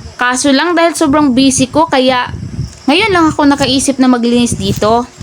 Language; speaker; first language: Filipino; non-native, local second language; Cebuano